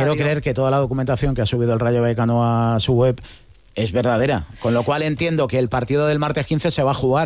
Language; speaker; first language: Spanish; native; Spanish